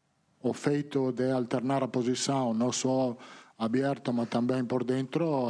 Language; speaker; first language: Portuguese; non-native, learner; Italian